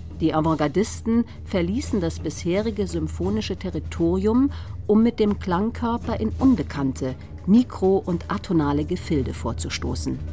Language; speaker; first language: German; native; German